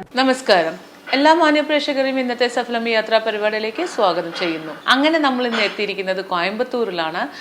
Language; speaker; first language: Malayalam; native; Malayalam